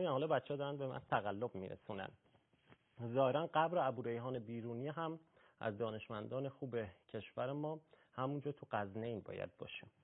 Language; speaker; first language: Persian; native; Persian